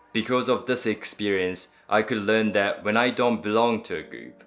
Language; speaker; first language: English; early bilingual, other home language; Japanese